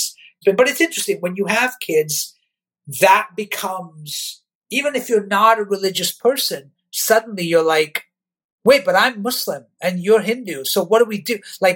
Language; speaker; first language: English; native; English